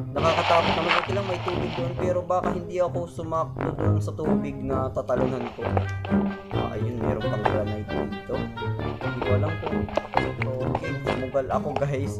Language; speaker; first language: Filipino; non-native, local second language; Waray